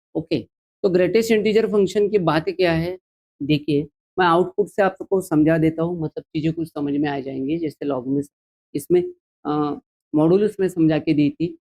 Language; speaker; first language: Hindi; non-native, local second language; Marathi